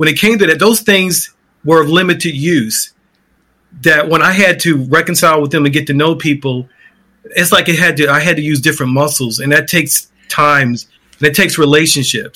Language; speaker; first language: English; native; English